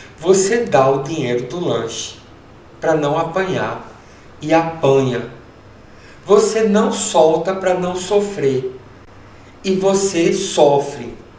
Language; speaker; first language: Portuguese; early bilingual, heritage; Portuguese